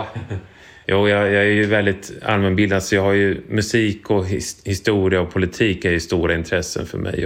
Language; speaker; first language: Swedish; native; Swedish